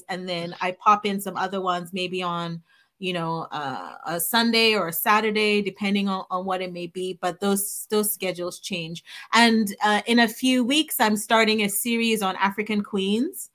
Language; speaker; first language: English; non-native, local second language; Yoruba